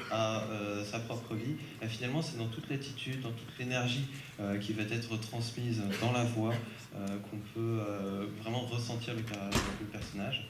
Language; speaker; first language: French; native; French